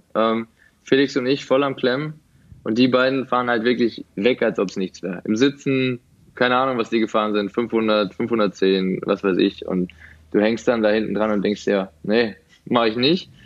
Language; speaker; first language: German; native; German